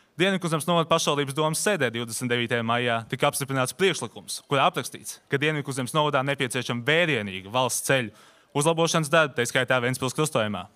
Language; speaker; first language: Latvian; native; Latvian